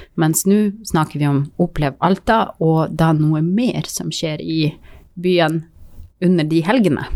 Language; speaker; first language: Norwegian; non-native, fluent; Russian